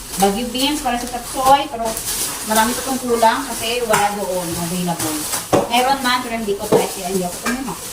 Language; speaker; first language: Filipino; native; Filipino